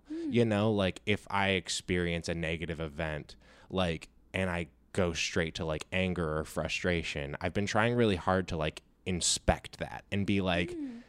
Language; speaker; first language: English; native; English